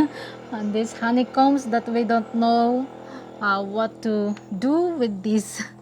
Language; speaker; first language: English; non-native, local second language; Filipino